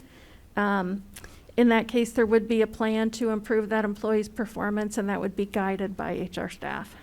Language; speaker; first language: English; native; English